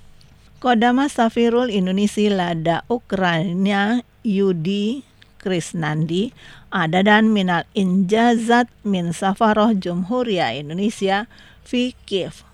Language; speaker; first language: Arabic; non-native, fluent; Indonesian